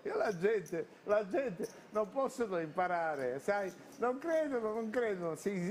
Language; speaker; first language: Italian; non-native, learner; Russian